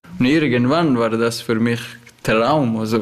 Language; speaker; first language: German; non-native, learner; Persian